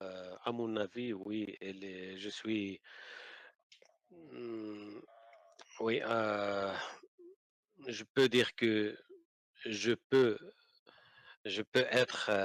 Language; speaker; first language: French; non-native, learner; Arabic